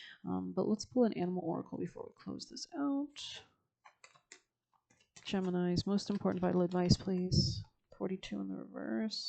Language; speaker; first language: English; native; English